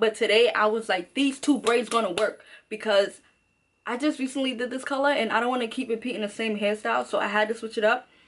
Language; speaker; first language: English; native; English